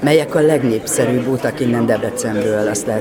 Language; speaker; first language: Hungarian; native; Hungarian